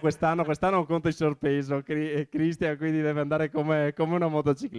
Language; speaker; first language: Italian; native; Italian